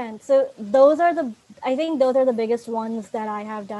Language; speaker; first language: English; non-native, local second language; Urdu